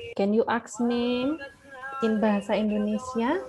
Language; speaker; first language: English; non-native, fluent; Indonesian